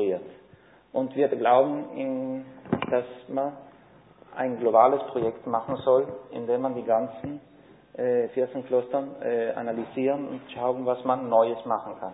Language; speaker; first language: German; non-native, fluent; Spanish